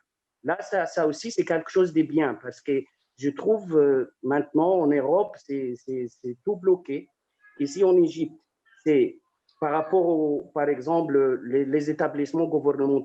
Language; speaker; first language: French; non-native, fluent; Arabic